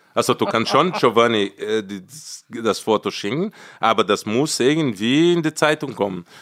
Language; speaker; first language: German; non-native, fluent; Portuguese